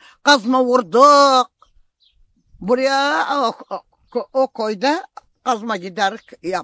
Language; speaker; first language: Turkish; non-native, local second language; Arabic